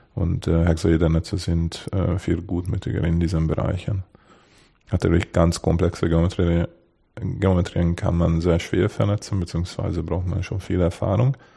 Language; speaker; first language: German; non-native, fluent; Hungarian